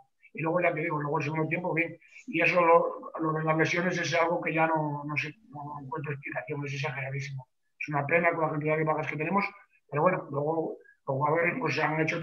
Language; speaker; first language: Spanish; native; Spanish